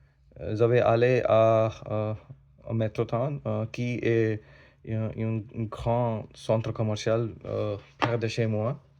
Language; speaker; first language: French; non-native, learner; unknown